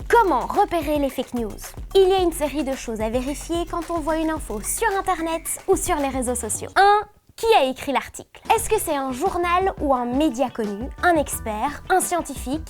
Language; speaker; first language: French; native; French